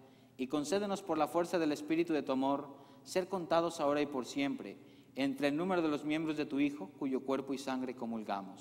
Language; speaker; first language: Spanish; native; Spanish